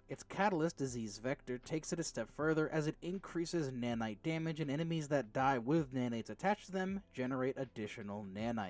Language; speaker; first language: English; native; English